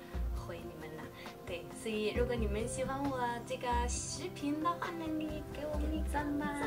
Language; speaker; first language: Chinese; non-native, fluent; Danish